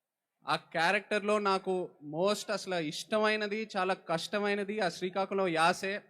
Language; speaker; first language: Telugu; native; Telugu